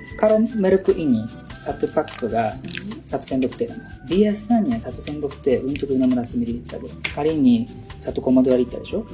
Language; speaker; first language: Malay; non-native, learner; Japanese